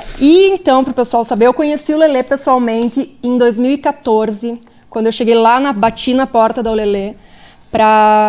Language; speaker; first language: Portuguese; native; Portuguese